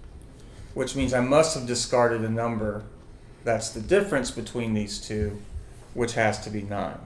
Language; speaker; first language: English; native; English